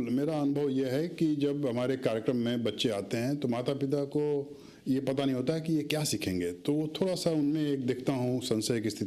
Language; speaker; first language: Hindi; native; Hindi